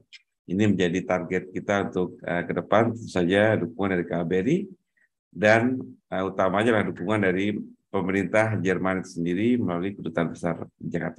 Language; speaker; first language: Indonesian; native; Indonesian